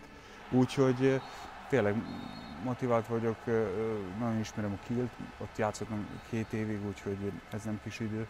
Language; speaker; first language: Hungarian; non-native, fluent; Serbian